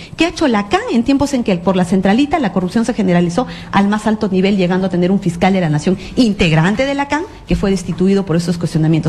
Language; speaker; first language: Spanish; native; Spanish